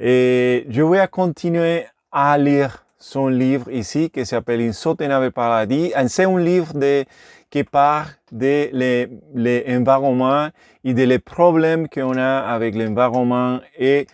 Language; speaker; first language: French; non-native, learner; Spanish